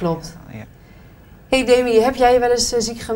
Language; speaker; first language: Dutch; native; Dutch